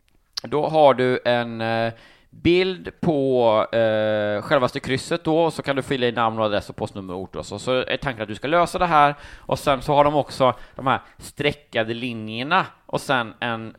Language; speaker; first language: Swedish; native; Swedish